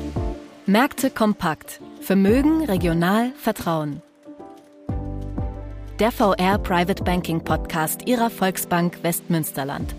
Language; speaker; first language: German; native; German